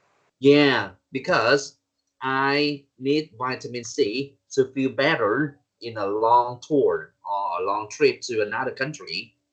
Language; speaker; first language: English; non-native, learner; Vietnamese